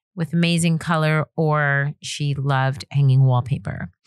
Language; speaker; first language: English; native; English